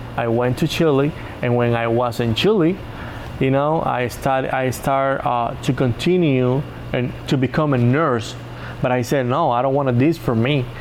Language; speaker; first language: English; non-native, learner; Spanish